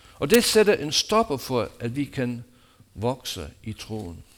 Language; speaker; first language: Danish; non-native, fluent; English